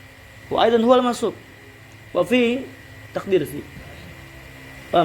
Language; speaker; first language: Arabic; non-native, fluent; Indonesian